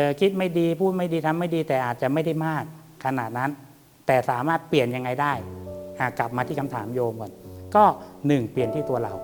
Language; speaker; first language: Thai; native; Thai